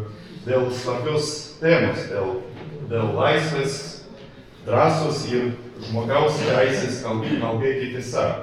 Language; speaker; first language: Lithuanian; non-native, learner; Belarusian